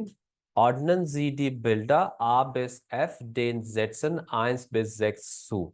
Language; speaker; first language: German; non-native, fluent; Urdu